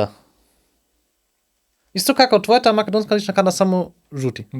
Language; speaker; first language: Macedonian; non-native, learner; German